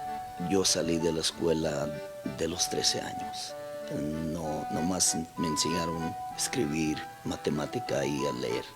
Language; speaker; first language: Spanish; non-native, local second language; Plautdietsch